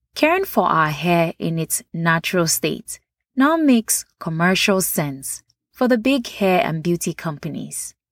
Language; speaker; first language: English; non-native, local second language; Yoruba